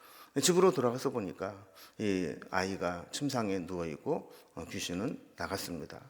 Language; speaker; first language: Korean; native; Korean